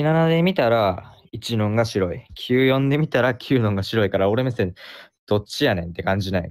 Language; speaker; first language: Japanese; native; Japanese